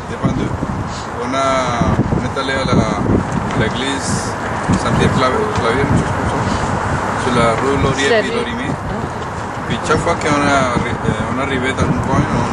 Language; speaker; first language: French; non-native, learner; Spanish